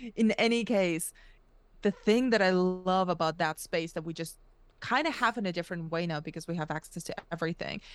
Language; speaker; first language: English; early bilingual, other home language; Russian